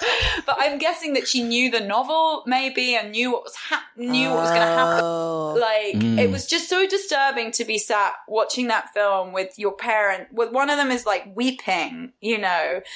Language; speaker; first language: English; native; English